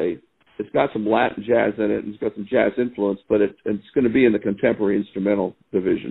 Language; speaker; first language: English; native; English